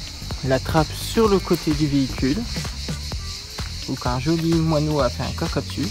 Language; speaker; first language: French; native; French